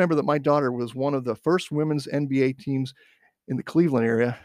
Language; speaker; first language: English; native; English